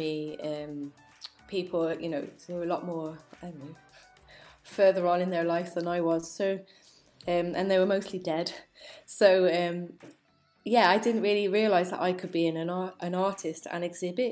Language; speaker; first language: English; native; English